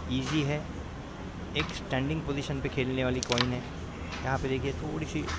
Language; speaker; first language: Hindi; non-native, local second language; Marathi